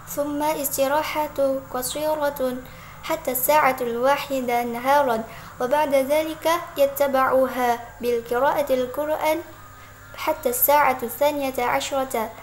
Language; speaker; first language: Arabic; non-native, learner; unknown